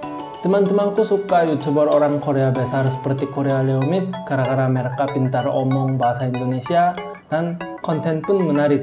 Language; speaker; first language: Indonesian; non-native, fluent; Korean